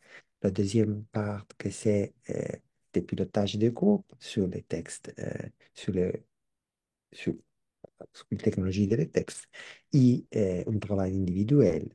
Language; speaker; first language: French; non-native, learner; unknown